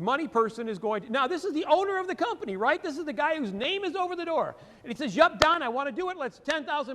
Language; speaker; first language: English; native; English